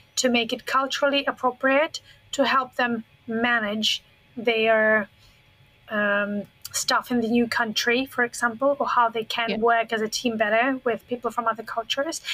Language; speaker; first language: English; non-native, fluent; Russian